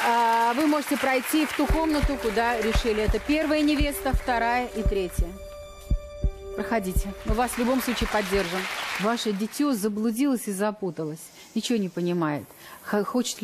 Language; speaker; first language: Russian; native; Russian